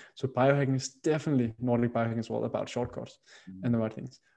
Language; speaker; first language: English; non-native, fluent; Danish